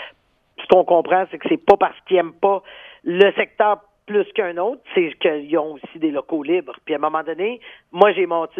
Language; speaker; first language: French; native; French